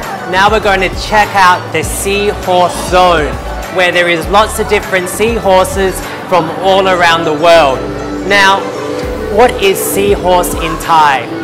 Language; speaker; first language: English; native; English